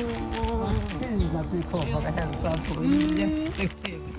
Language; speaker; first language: Swedish; native; Swedish